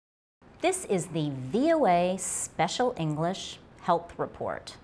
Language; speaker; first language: English; native; English